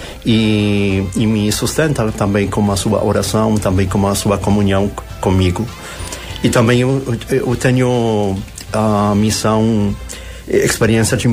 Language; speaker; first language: Portuguese; non-native, fluent; Polish